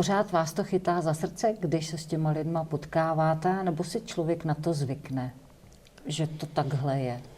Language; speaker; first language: Czech; native; Czech